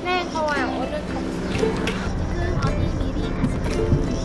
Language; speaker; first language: Korean; non-native, fluent; Vietnamese